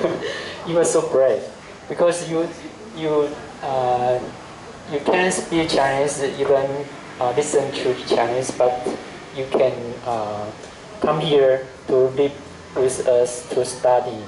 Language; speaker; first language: English; non-native, learner; Chinese